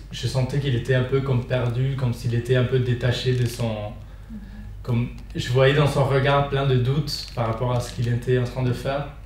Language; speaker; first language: French; non-native, fluent; Spanish